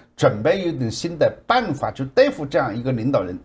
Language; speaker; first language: Chinese; native; Chinese